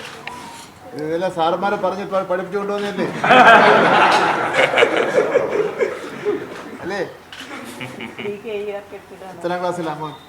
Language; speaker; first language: Malayalam; native; Malayalam